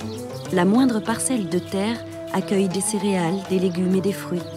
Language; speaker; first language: French; native; French